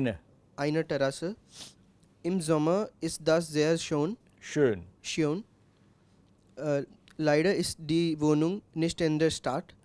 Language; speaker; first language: German; non-native, learner; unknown